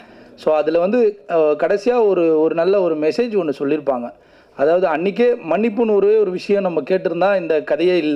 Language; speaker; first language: Tamil; native; Tamil